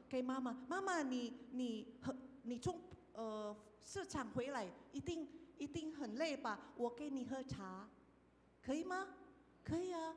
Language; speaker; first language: Chinese; non-native, fluent; Indonesian